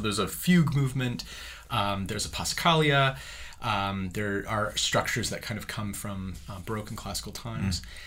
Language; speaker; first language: English; native; English